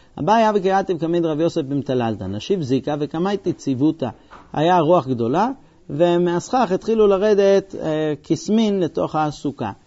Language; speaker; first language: Hebrew; non-native, fluent; English